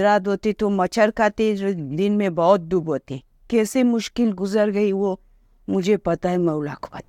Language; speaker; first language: Hindi; non-native, learner; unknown